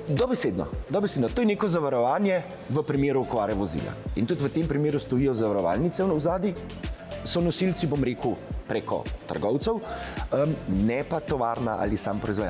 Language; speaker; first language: Slovenian; native; Slovenian